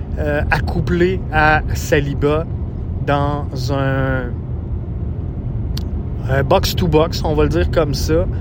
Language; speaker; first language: French; native; French